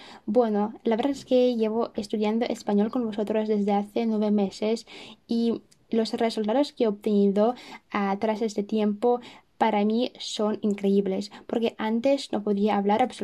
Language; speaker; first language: Spanish; non-native, fluent; Russian